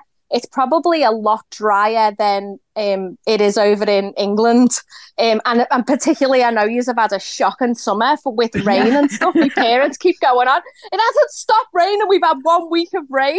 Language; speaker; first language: English; native; English